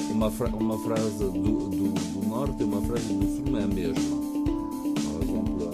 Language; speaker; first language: Portuguese; early bilingual, heritage; French